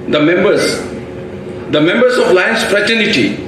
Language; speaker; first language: English; non-native, local second language; Malayalam